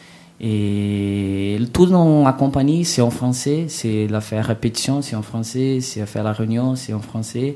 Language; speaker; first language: French; non-native, learner; Portuguese